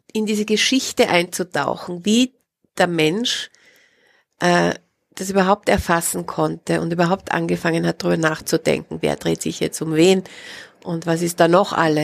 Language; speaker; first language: German; native; German